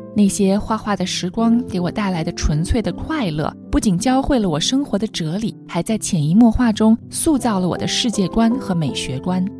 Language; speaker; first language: Chinese; native; Chinese